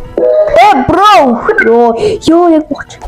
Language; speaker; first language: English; non-native, learner; Mongolian